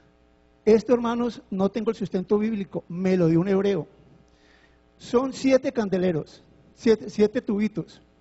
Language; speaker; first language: Spanish; native; Spanish